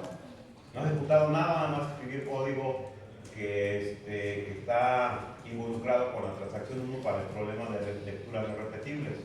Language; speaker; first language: Spanish; native; Spanish